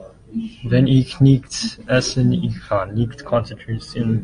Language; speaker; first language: German; non-native, learner; English